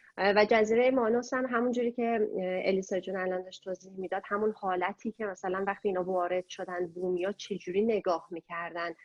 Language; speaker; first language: Persian; native; Persian